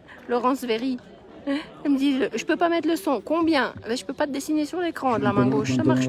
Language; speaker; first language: French; native; French